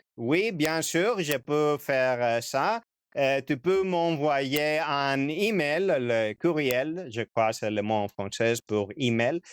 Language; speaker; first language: French; non-native, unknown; Greek